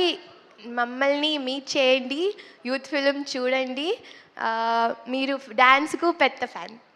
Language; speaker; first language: Telugu; non-native, learner; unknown